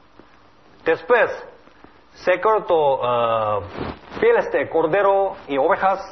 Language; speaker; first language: Spanish; non-native, learner; Korean